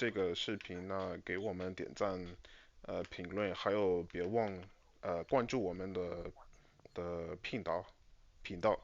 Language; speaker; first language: Chinese; non-native, fluent; English